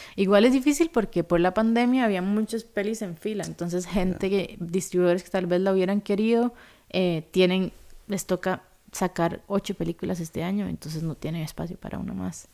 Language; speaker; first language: Spanish; native; Spanish